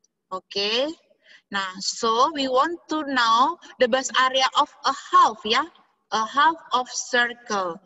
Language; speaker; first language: English; non-native, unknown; Indonesian